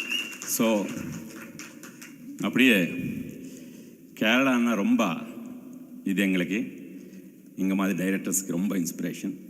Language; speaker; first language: Tamil; non-native, fluent; Telugu